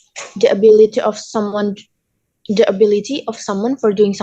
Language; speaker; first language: English; non-native, learner; Indonesian